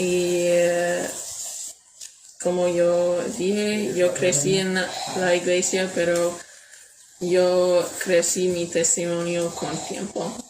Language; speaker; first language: Spanish; non-native, learner; English